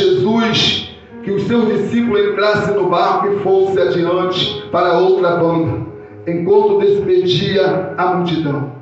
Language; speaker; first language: Portuguese; native; Portuguese